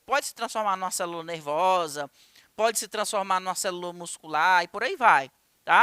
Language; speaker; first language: Portuguese; native; Portuguese